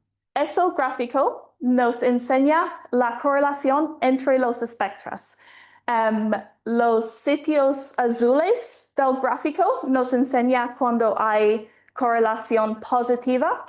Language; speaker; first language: Spanish; non-native, fluent; English